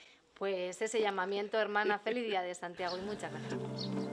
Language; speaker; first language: Spanish; native; Spanish